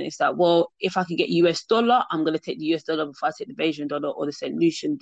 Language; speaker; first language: English; native; English